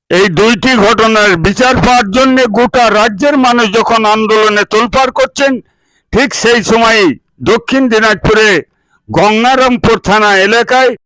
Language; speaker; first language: Bangla; non-native, local second language; Santali